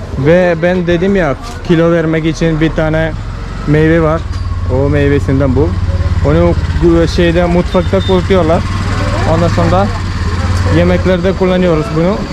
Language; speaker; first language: Turkish; non-native, fluent; Malayalam